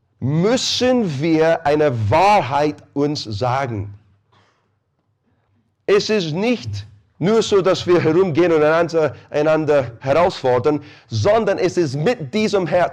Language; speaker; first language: German; non-native, fluent; English